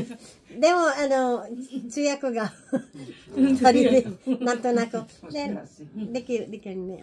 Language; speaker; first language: Japanese; non-native, learner; Filipino